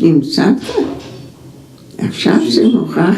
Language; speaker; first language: Hebrew; non-native, fluent; German